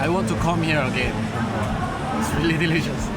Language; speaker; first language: English; non-native, learner; Korean